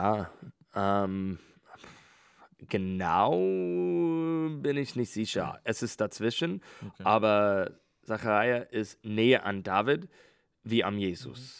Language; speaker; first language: German; non-native, learner; English